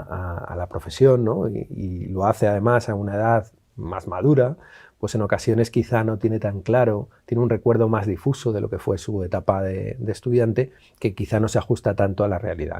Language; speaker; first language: Spanish; native; Spanish